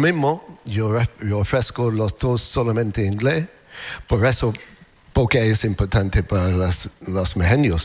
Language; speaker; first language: Spanish; non-native, learner; English